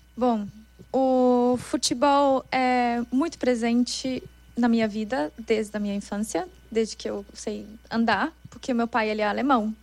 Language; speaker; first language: Portuguese; non-native, fluent; German